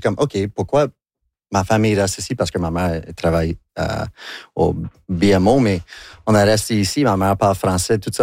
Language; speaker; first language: French; non-native, local second language; English